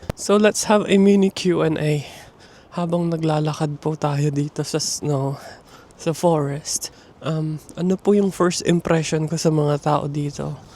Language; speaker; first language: Filipino; native; Filipino